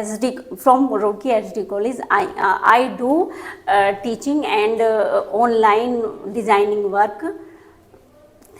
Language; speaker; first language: English; non-native, learner; Hindi